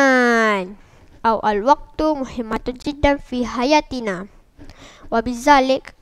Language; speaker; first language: Arabic; non-native, learner; Malay